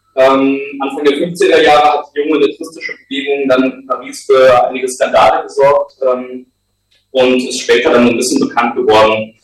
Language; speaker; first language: German; native; German